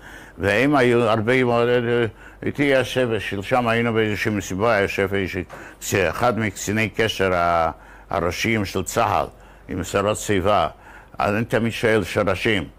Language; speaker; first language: Hebrew; non-native, fluent; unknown